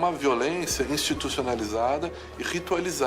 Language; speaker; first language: Portuguese; native; Portuguese